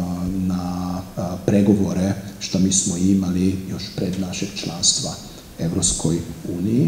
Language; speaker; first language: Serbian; non-native, fluent; Hungarian